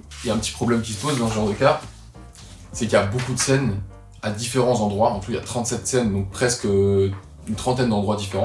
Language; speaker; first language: French; native; French